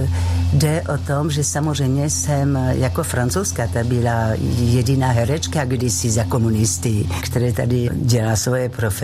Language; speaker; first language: Czech; non-native, fluent; French